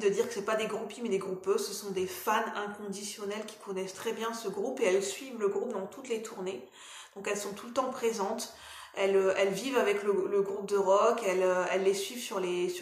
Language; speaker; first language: French; native; French